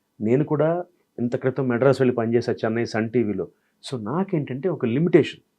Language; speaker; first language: Telugu; native; Telugu